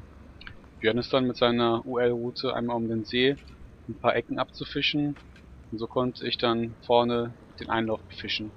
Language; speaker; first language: German; native; German